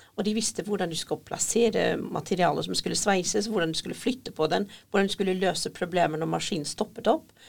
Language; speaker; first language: Norwegian; non-native, fluent; English